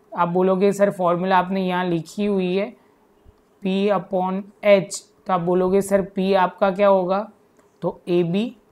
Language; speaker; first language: Hindi; non-native, local second language; Gujarati